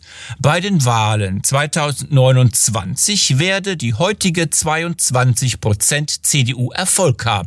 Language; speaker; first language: German; native; German